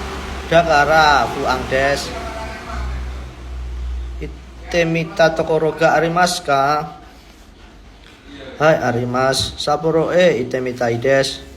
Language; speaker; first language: Japanese; non-native, learner; Indonesian